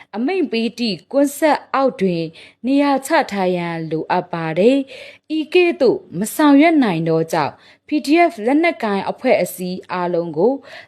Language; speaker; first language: Burmese; non-native, local second language; Tedim Chin